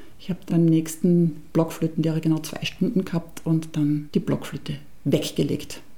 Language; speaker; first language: German; native; German